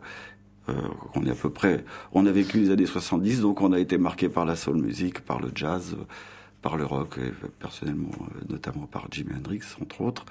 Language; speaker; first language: French; native; French